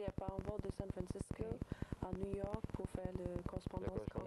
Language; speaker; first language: French; non-native, learner; English